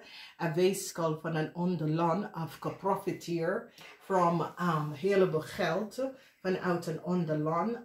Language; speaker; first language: Dutch; non-native, learner; English